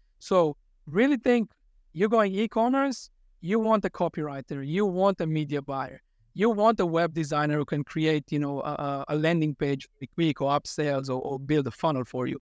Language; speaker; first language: English; non-native, fluent; Hebrew